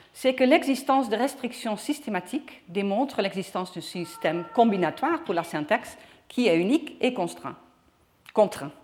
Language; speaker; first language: French; non-native, fluent; Dutch